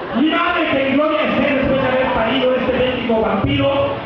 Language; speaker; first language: Spanish; native; Spanish